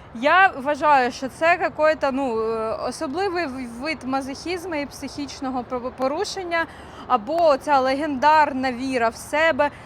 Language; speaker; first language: Ukrainian; non-native, local second language; Russian